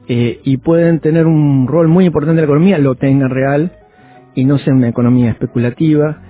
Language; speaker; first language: Spanish; native; Spanish